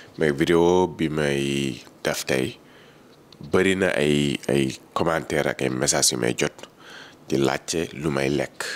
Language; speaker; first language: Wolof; early bilingual, heritage; Wolof